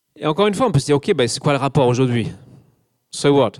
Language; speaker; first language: French; non-native, fluent; English